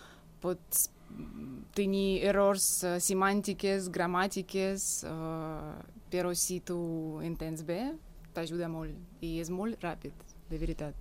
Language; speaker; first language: Catalan; non-native, fluent; Russian